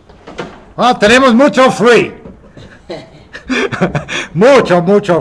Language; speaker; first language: Spanish; non-native, fluent; English